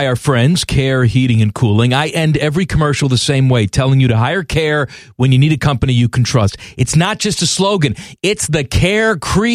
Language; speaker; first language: English; native; English